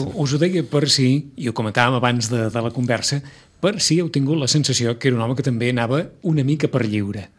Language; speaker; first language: Catalan; native; Catalan